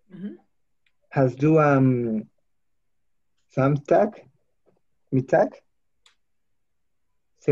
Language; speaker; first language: German; non-native, learner; Spanish